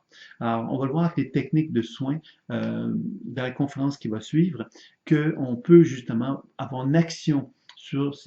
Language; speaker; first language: French; native; French